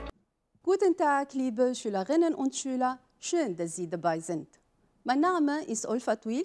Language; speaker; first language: German; non-native, fluent; Arabic